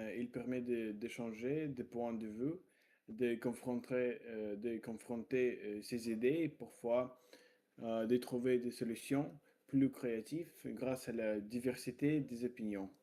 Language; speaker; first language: French; non-native, learner; Russian